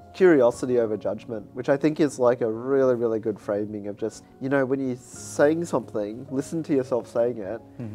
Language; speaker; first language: English; native; English